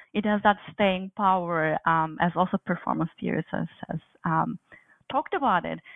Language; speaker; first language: English; non-native, fluent; Turkish